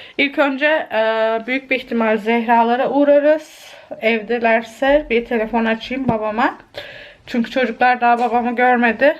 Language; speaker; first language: Turkish; early bilingual, heritage; Turkish